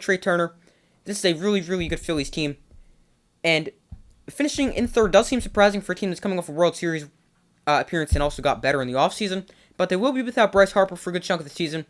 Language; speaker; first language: English; native; English